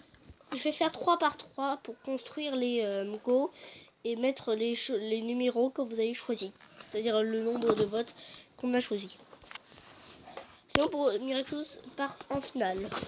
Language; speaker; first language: French; native; French